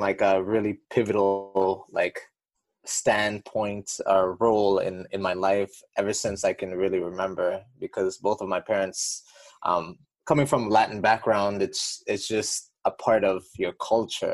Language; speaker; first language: English; native; English